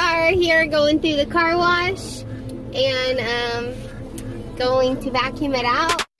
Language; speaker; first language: English; native; English